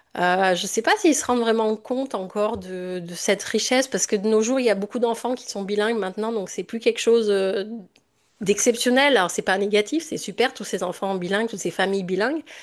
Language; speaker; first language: French; native; French